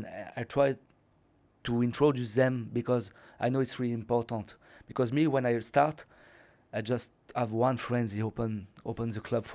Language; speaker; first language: English; non-native, learner; French